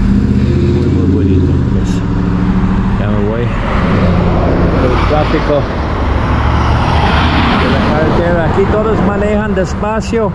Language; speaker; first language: Spanish; non-native, fluent; English